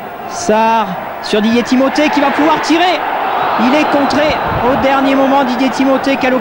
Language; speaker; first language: French; native; French